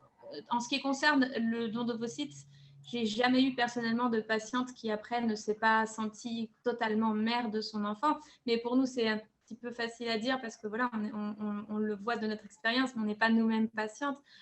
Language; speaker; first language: French; native; French